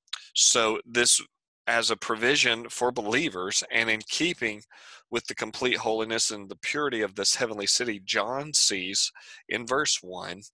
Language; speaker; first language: English; native; English